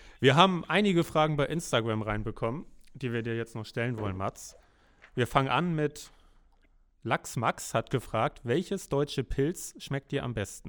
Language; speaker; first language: German; native; German